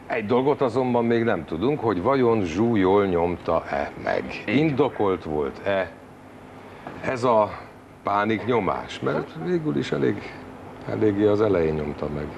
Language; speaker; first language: Hungarian; native; Hungarian